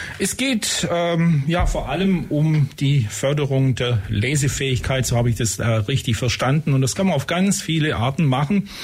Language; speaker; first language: German; native; German